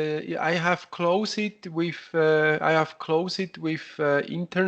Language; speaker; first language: English; non-native, learner; Italian